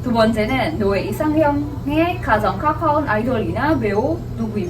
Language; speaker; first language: Korean; non-native, learner; Indonesian